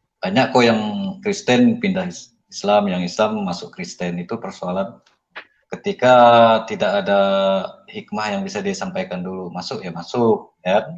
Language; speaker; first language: Indonesian; non-native, local second language; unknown